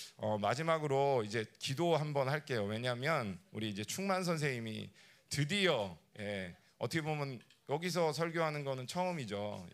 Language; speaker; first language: Korean; native; Korean